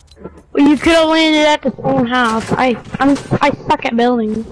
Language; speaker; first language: English; native; English